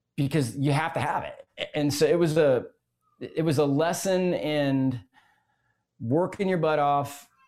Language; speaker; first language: English; native; English